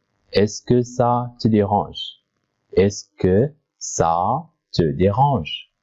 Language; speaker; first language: French; non-native, local second language; Arabic